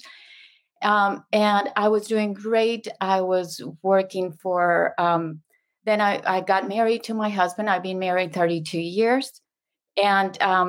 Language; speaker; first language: English; non-native, fluent; Spanish